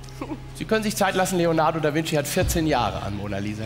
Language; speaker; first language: German; native; German